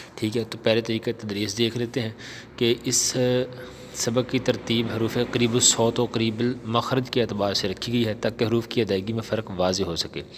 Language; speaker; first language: Urdu; non-native, local second language; Punjabi